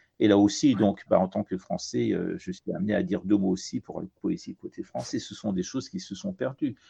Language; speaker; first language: French; early bilingual, other home language; Persian